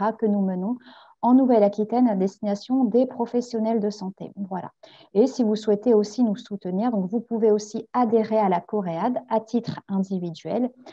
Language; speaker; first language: French; native; French